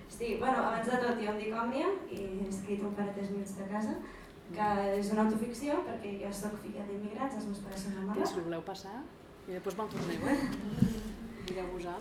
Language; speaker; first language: Catalan; early bilingual, other home language; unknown